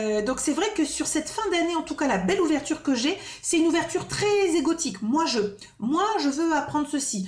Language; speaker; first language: French; native; French